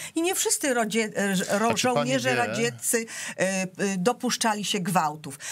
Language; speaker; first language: Polish; native; Polish